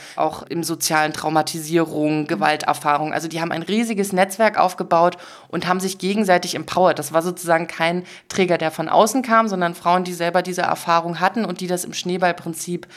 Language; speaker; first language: German; native; German